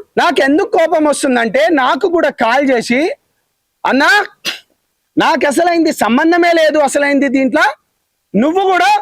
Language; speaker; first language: Telugu; non-native, local second language; Lambadi